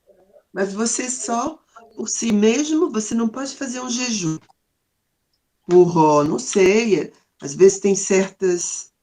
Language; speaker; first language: Portuguese; non-native, learner; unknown